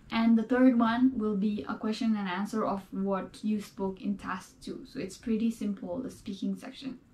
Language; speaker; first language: English; non-native, local second language; Nepali